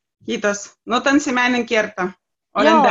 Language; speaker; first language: Finnish; non-native, learner; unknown